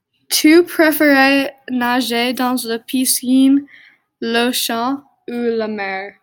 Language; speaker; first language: French; non-native, learner; English